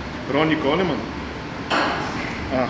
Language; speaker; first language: Russian; native; Russian